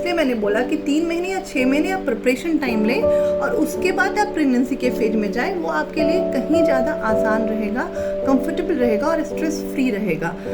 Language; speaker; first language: Hindi; native; Hindi